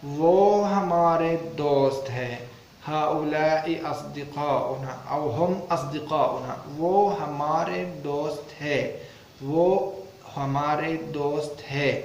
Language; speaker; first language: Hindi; non-native, learner; Arabic